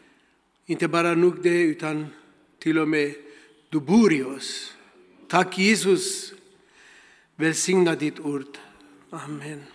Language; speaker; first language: Swedish; non-native, learner; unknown